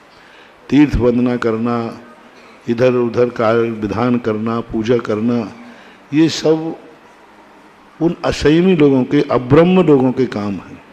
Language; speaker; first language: Hindi; native; Hindi